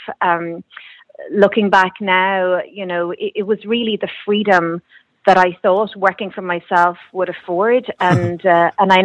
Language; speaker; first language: English; native; English